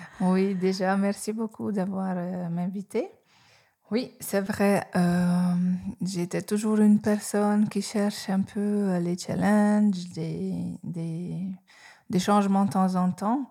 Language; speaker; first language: French; non-native, fluent; Hungarian